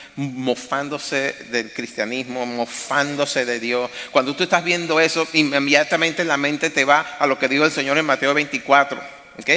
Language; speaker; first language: Spanish; native; Spanish